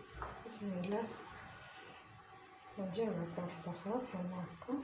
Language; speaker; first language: Arabic; native; Arabic